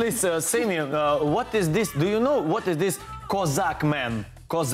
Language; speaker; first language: English; non-native, learner; Portuguese